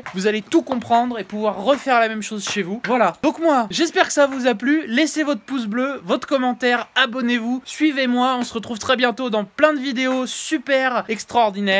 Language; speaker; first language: French; native; French